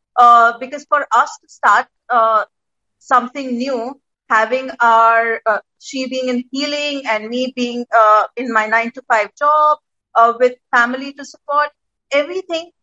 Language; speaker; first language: English; non-native, local second language; Gujarati